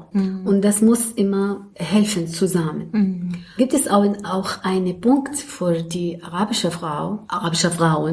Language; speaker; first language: German; non-native, learner; Arabic